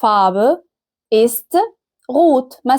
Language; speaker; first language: German; non-native, fluent; Arabic